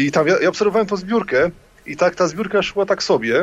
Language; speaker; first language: Polish; native; Polish